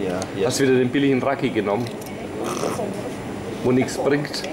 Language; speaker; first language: German; native; German